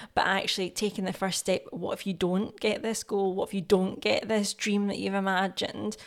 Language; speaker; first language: English; native; English